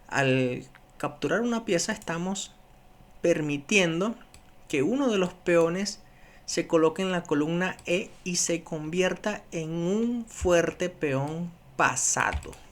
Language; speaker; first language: Spanish; native; Spanish